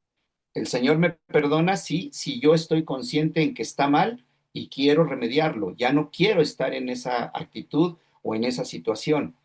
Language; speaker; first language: Spanish; native; Spanish